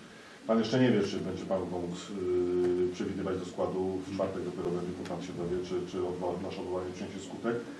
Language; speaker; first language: Polish; native; Polish